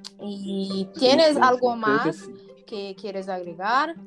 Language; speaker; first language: Spanish; non-native, learner; Portuguese